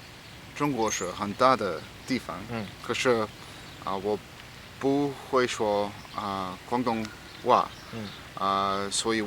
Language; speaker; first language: Chinese; non-native, learner; English